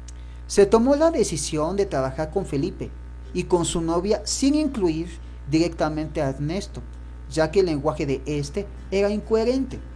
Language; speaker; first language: Spanish; native; Spanish